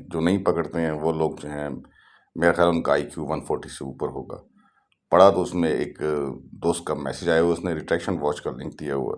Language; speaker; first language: Urdu; non-native, local second language; Punjabi